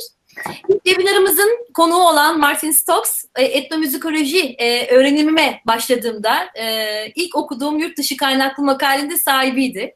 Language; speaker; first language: Turkish; native; Turkish